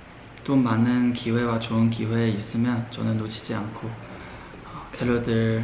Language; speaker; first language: Korean; non-native, fluent; Chinese